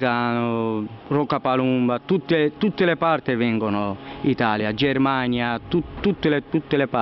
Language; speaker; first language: Italian; non-native, learner; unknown